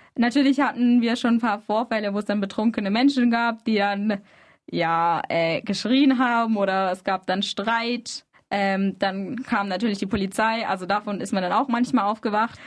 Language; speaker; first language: German; early bilingual, other home language; Arabic